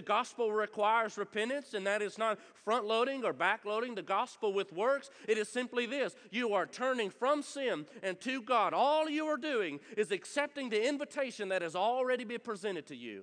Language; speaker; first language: English; native; English